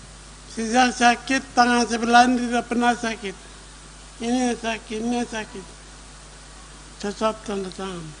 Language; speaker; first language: Indonesian; non-native, local second language; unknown